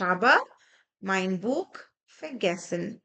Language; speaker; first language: German; non-native, fluent; Kannada